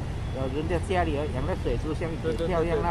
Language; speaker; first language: Chinese; non-native, learner; Javanese